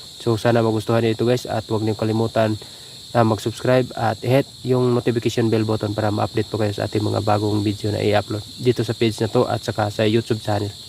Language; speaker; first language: Filipino; non-native, local second language; Cebuano